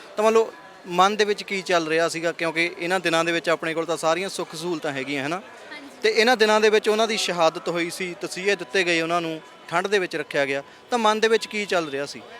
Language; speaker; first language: Punjabi; native; Punjabi